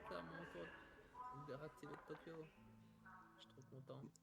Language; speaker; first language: French; native; French